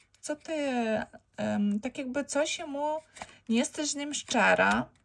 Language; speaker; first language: Polish; non-native, learner; Ukrainian